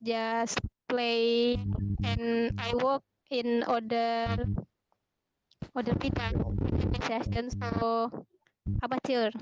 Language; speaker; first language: English; non-native, learner; Indonesian